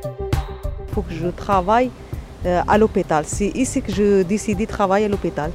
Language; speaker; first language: French; non-native, local second language; Arabic